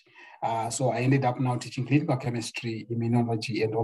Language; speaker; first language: English; non-native, local second language; Shona